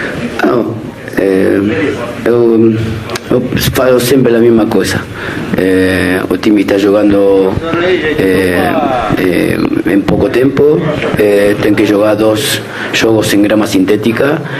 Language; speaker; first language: Portuguese; non-native, learner; Spanish